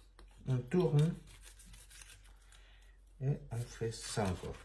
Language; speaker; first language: French; non-native, learner; Spanish